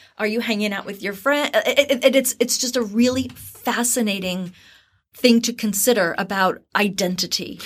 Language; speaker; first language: English; native; English